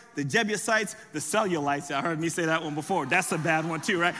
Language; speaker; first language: English; early bilingual, other home language; French